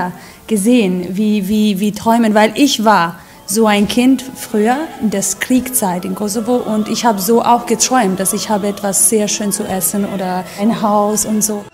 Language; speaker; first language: German; non-native, fluent; Albanian